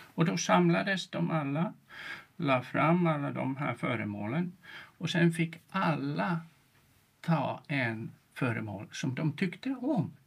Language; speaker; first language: Swedish; non-native, local second language; Finnish